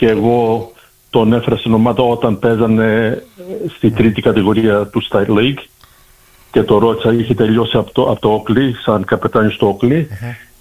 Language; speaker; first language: Greek; early bilingual, heritage; Greek